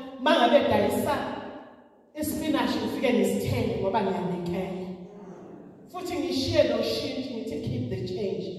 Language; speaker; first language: Zulu; native; Zulu